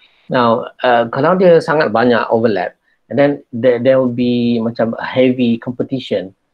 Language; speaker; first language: English; non-native, local second language; Malay